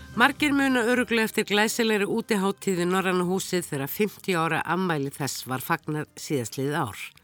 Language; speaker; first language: Icelandic; native; Icelandic